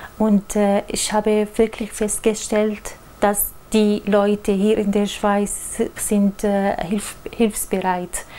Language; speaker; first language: German; non-native, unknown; Arabic